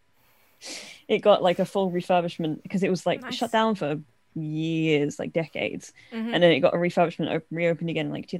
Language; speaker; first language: English; native; English